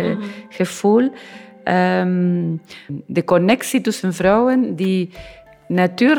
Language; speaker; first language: Dutch; non-native, learner; Spanish